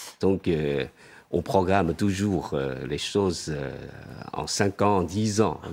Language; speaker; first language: French; non-native, fluent; Chinese